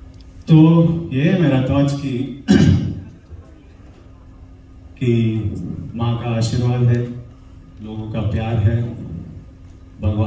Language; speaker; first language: Hindi; non-native, local second language; Telugu